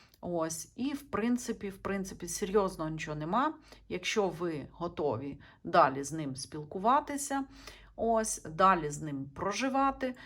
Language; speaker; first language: Ukrainian; non-native, local second language; Russian